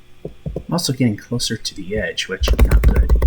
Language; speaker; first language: English; native; English